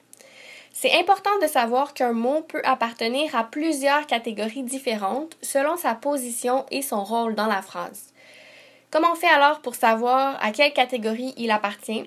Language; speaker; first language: French; native; French